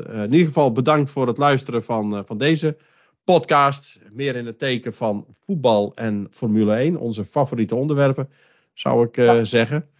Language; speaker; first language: Dutch; native; Dutch